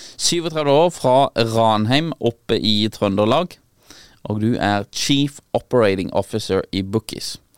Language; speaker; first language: Norwegian; native; Norwegian